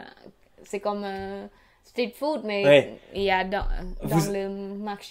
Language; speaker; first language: French; non-native, learner; Khmer